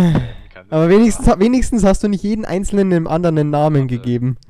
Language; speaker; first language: German; native; German